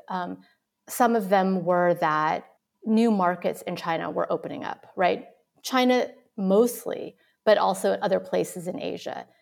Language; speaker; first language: English; early bilingual, other home language; Vietnamese